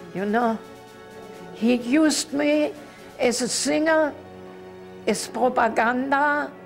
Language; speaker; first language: English; non-native, learner; German